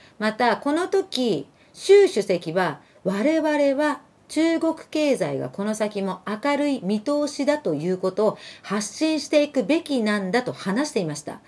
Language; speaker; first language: Japanese; early bilingual, other home language; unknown